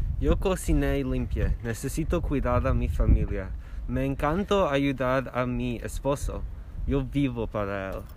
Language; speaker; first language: Spanish; non-native, learner; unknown